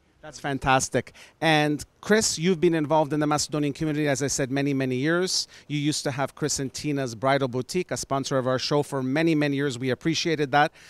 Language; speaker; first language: English; early bilingual, other home language; Macedonian